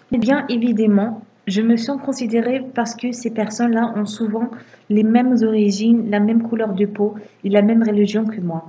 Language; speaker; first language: French; non-native, fluent; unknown